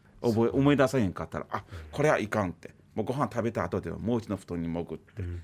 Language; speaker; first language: Japanese; native; Japanese